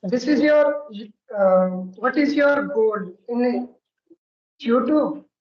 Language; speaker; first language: English; non-native, learner; Hindi